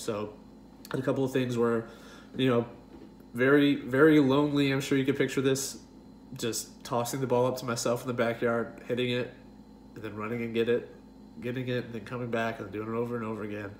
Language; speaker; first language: English; native; English